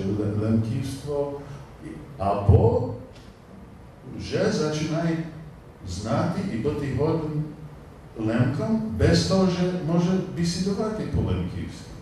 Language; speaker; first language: Polish; non-native, learner; English